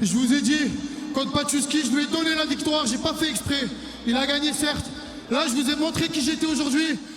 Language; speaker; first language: French; native; French